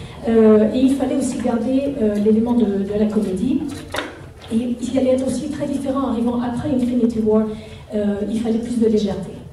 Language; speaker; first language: French; native; French